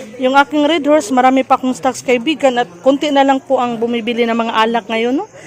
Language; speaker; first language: Filipino; non-native, local second language; Cebuano